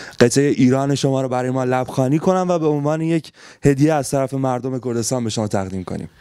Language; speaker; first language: Persian; non-native, local second language; Central Kurdish